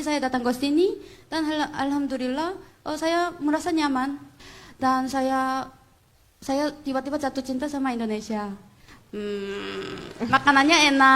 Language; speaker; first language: Indonesian; non-native, learner; Korean